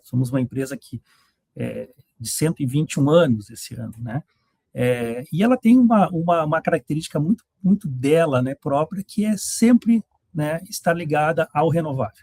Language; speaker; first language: Portuguese; native; Portuguese